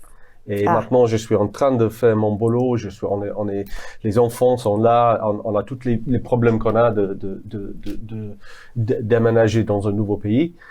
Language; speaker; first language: French; non-native, fluent; English